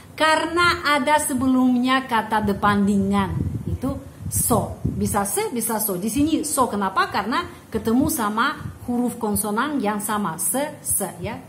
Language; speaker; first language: Indonesian; non-native, fluent; Russian